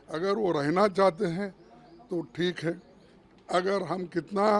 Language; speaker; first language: Hindi; non-native, local second language; Kannada